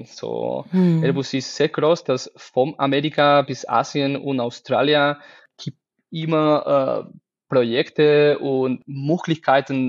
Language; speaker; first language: German; non-native, learner; Spanish